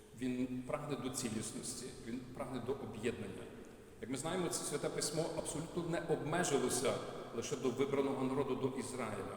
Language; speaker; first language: Ukrainian; native; Ukrainian